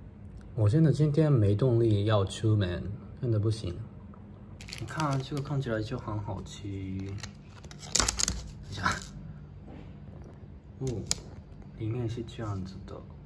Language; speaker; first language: Chinese; non-native, fluent; Japanese